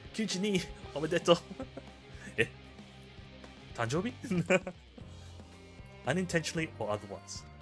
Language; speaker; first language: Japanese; non-native, learner; English